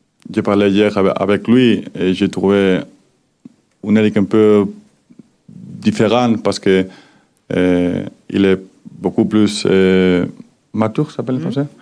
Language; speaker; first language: French; non-native, learner; Spanish